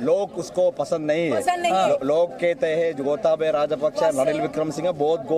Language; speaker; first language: Hindi; non-native, learner; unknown